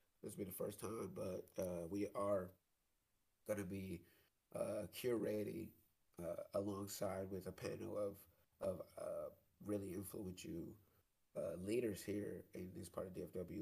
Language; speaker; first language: English; native; English